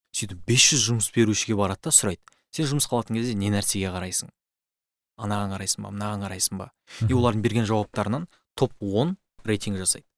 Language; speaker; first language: Kazakh; native; Kazakh